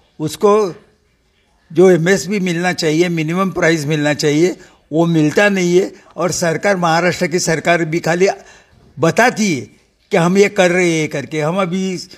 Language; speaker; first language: Hindi; non-native, local second language; Marathi